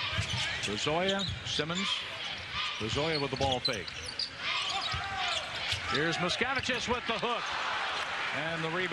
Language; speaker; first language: English; native; English